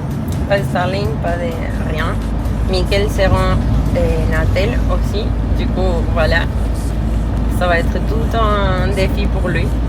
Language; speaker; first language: French; non-native, fluent; Spanish